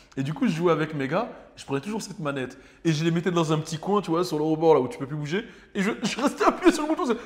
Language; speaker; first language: French; native; French